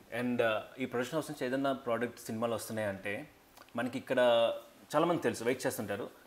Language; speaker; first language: Telugu; native; Telugu